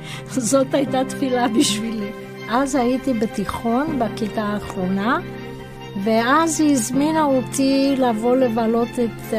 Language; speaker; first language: Hebrew; non-native, fluent; Romanian